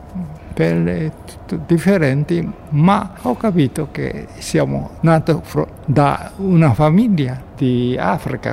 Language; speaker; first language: Italian; non-native, learner; Japanese